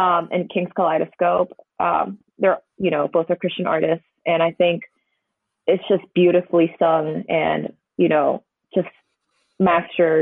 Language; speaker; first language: English; non-native, local second language; Cantonese